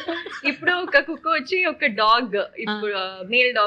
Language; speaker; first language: Telugu; non-native, local second language; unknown